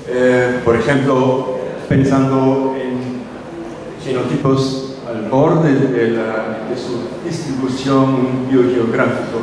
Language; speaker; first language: Spanish; non-native, fluent; German